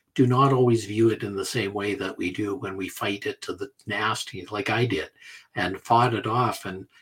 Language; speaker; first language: English; native; English